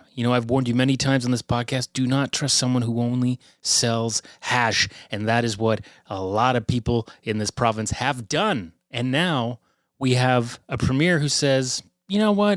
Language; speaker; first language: English; native; English